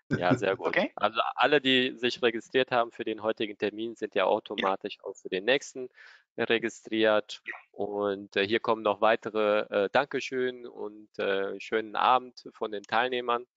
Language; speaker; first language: German; native; German